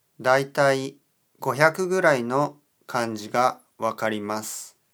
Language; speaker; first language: Japanese; non-native, learner; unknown